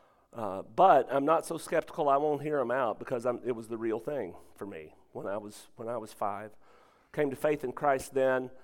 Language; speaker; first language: English; native; English